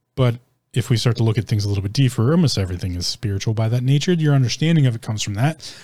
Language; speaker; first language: English; native; English